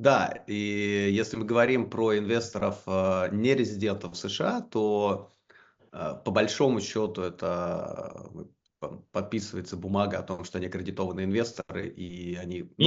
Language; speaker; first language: Russian; native; Russian